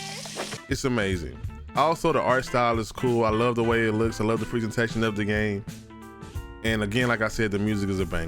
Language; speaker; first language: English; native; English